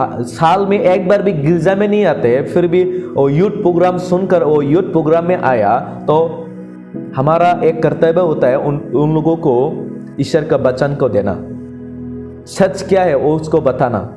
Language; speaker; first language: Hindi; non-native, local second language; Kok Borok